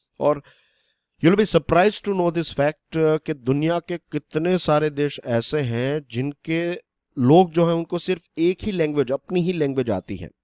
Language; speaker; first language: Hindi; non-native, local second language; Gujarati